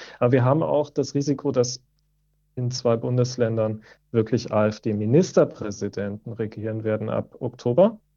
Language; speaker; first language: German; native; German